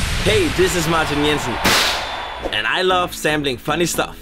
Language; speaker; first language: English; non-native, fluent; Danish